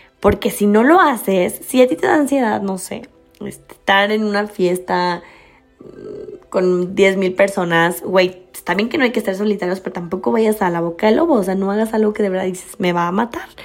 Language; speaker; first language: Spanish; native; Spanish